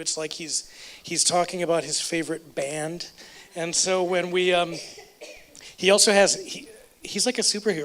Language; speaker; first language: English; native; English